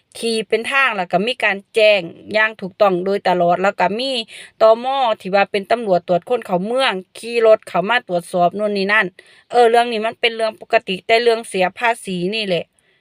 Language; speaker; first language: Thai; non-native, local second language; Northeastern Thai